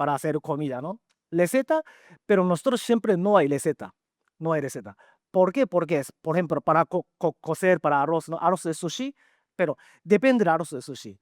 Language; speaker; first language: Spanish; non-native, learner; Japanese